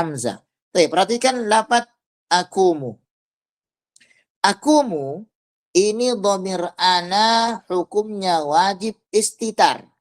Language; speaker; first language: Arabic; non-native, fluent; Indonesian